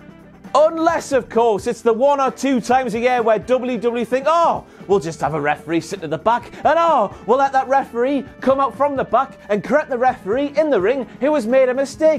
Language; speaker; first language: English; native; English